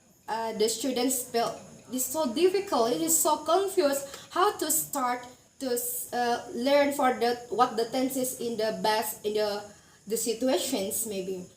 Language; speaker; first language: English; non-native, learner; Indonesian